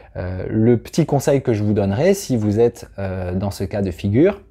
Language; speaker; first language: French; native; French